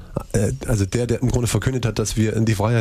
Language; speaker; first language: German; native; German